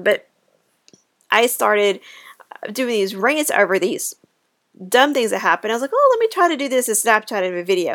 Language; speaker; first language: English; native; English